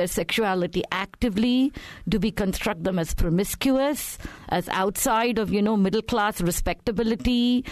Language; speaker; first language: English; non-native, local second language; Tamil